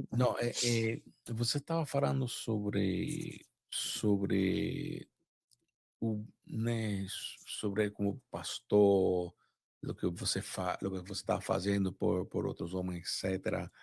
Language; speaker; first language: Portuguese; non-native, fluent; Spanish